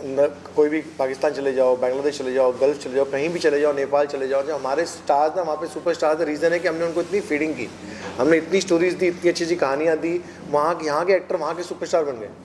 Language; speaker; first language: Hindi; native; Hindi